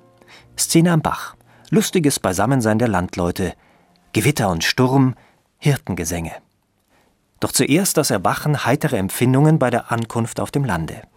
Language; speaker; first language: German; native; German